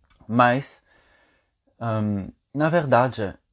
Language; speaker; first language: Portuguese; non-native, fluent; Italian